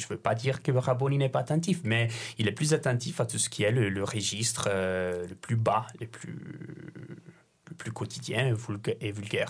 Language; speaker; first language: French; non-native, fluent; Italian